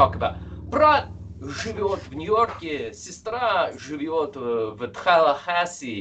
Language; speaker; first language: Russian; non-native, fluent; English